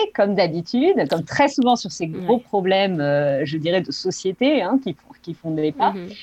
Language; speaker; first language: French; native; French